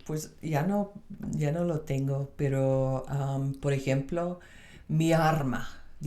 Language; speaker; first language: Spanish; non-native, fluent; Dutch